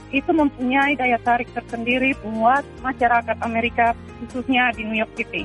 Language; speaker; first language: Indonesian; native; Indonesian